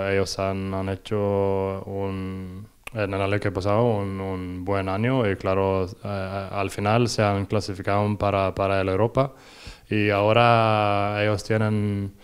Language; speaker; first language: Spanish; non-native, learner; Norwegian